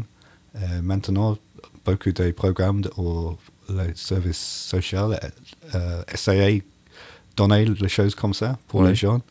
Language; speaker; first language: French; non-native, learner; English